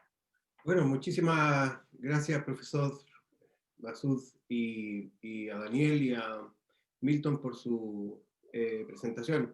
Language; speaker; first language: Spanish; native; Spanish